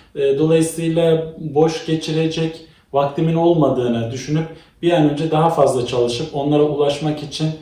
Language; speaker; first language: Turkish; native; Turkish